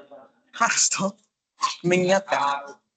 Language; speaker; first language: Indonesian; native; Indonesian